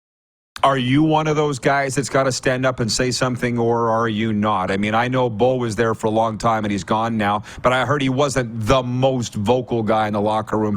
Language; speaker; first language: English; native; English